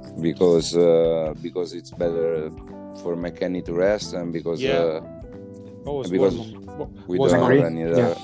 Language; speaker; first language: English; non-native, fluent; Italian